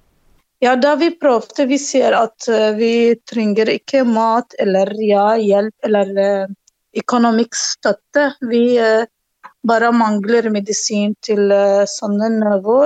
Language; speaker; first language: Norwegian; non-native, learner; Arabic